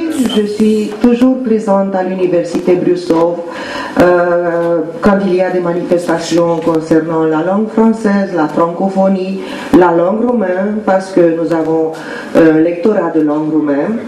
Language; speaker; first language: French; non-native, fluent; Romanian